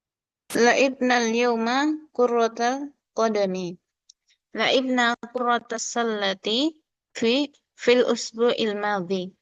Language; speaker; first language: Arabic; non-native, fluent; Indonesian